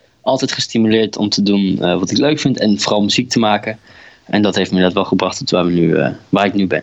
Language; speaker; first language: Dutch; native; Dutch